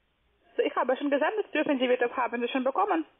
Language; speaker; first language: German; non-native, fluent; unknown